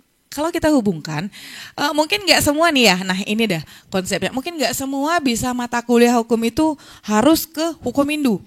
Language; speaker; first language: Indonesian; native; Indonesian